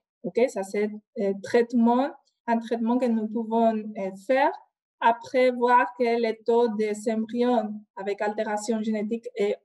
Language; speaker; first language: French; non-native, fluent; Spanish